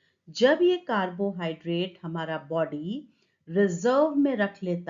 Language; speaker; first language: Hindi; native; Hindi